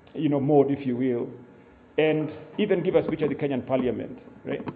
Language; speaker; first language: English; non-native, local second language; Kikuyu